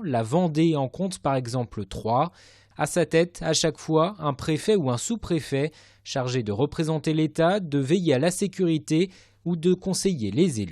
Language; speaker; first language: French; native; French